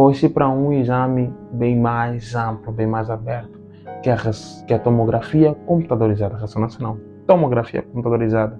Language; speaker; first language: Portuguese; native; Portuguese